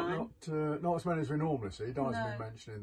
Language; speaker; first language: English; native; English